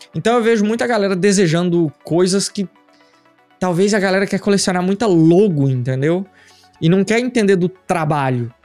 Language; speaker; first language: Portuguese; native; Portuguese